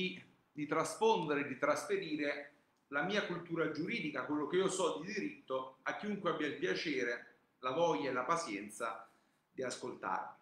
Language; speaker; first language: Italian; native; Italian